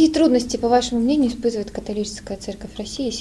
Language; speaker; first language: Russian; native; Russian